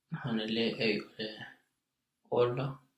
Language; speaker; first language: Finnish; non-native, learner; English